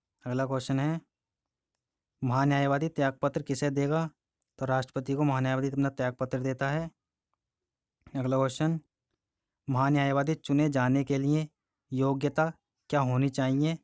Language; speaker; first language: Hindi; native; Hindi